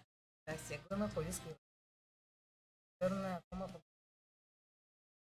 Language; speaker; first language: Greek; non-native, learner; Russian